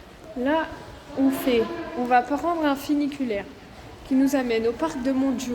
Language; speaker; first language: French; native; French